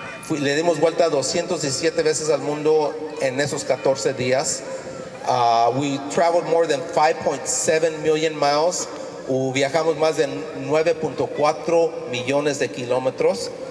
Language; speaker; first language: Spanish; early bilingual, heritage; Spanish